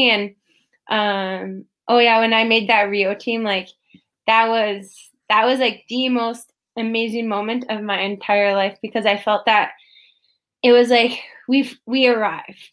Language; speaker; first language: English; native; English